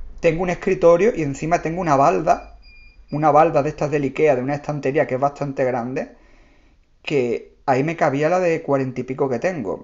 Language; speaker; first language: Spanish; native; Spanish